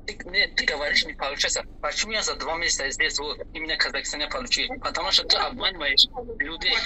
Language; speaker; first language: Russian; non-native, learner; Tajik